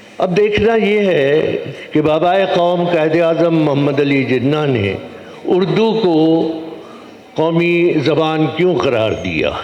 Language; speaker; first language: Urdu; non-native, local second language; Sindhi